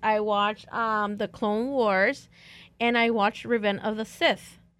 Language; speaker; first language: English; early bilingual, other home language; Spanish